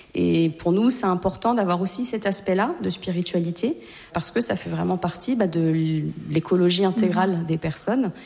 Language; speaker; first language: French; native; French